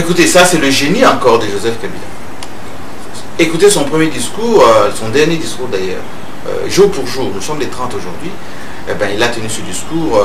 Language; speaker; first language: French; non-native, local second language; Luba-Lulua